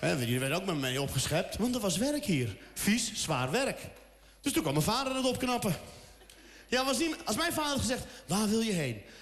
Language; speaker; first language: Dutch; early bilingual, other home language; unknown